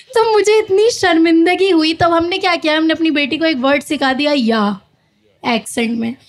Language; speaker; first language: Hindi; native; Hindi